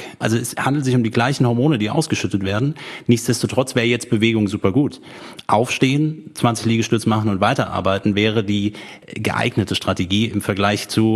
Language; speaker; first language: German; native; German